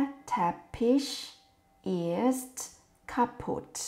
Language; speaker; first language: German; non-native, fluent; Thai